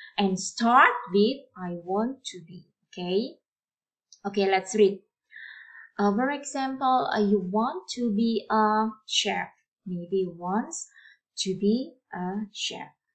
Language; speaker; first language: English; non-native, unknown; Indonesian